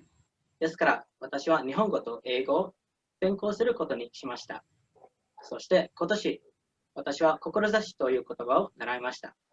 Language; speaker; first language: Japanese; non-native, learner; English